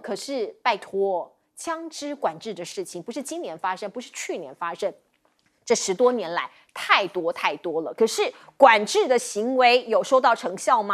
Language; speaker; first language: Chinese; native; Chinese